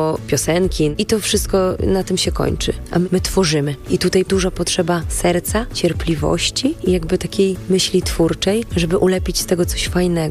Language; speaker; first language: Polish; native; Polish